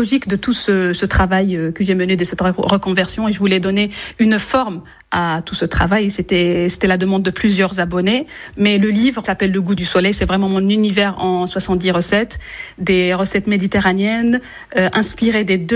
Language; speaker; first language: French; non-native, local second language; Arabic